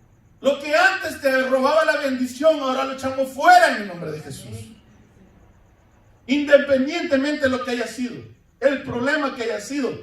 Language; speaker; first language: Spanish; native; Spanish